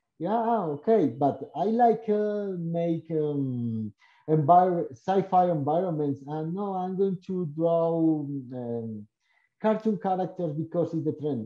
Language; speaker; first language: English; non-native, learner; Spanish